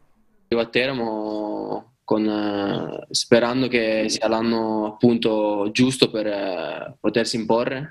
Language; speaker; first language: Italian; native; Italian